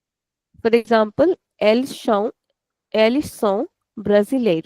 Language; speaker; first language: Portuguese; non-native, fluent; Hindi